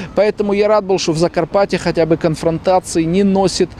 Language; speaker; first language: Russian; native; Russian